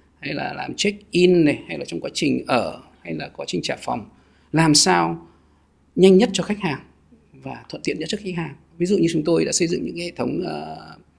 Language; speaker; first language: Vietnamese; native; Vietnamese